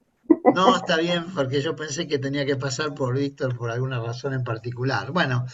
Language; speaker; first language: Spanish; native; Spanish